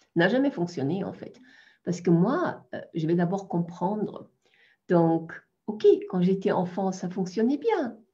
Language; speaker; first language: French; non-native, fluent; German